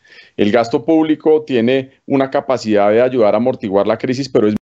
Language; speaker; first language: Spanish; native; Spanish